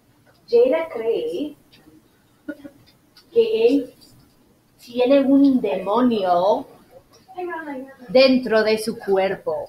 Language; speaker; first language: Spanish; non-native, fluent; English